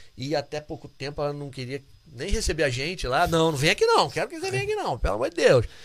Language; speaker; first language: Portuguese; native; Portuguese